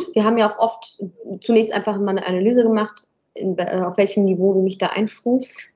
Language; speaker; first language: German; early bilingual, other home language; Arabic